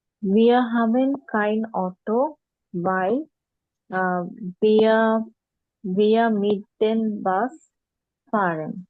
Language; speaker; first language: German; non-native, learner; Bangla